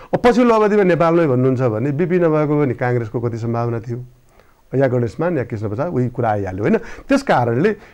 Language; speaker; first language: Nepali; native; Nepali